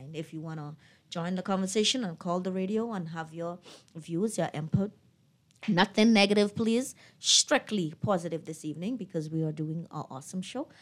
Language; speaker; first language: English; native; English